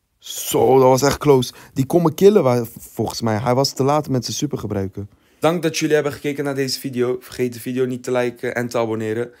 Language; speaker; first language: Dutch; early bilingual, other home language; Turkish